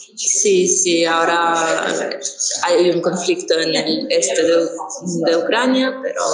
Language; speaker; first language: Spanish; non-native, fluent; Ukrainian